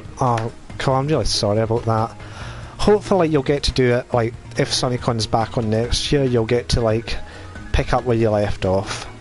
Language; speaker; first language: English; native; English